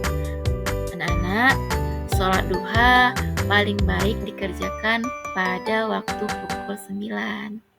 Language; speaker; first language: Indonesian; native; Indonesian